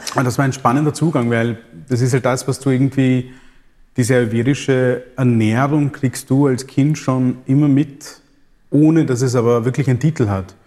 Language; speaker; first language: German; early bilingual, other home language; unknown